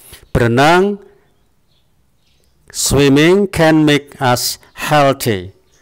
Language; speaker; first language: English; non-native, fluent; Indonesian